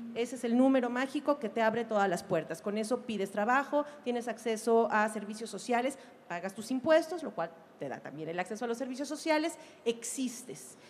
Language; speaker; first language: Spanish; native; Spanish